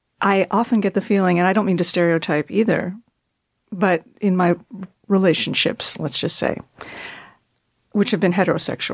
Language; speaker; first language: English; native; English